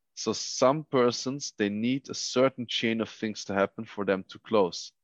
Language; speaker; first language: English; non-native, fluent; Dutch